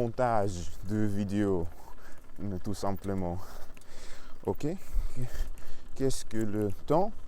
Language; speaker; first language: French; non-native, learner; Russian